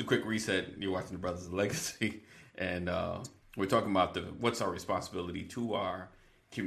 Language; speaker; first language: English; native; English